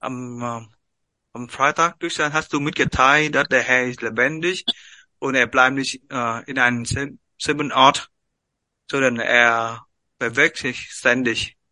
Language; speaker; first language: German; non-native, learner; Vietnamese